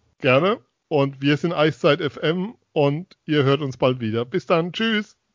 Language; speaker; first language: German; native; German